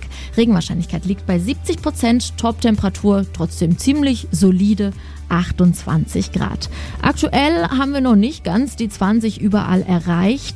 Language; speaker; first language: German; native; German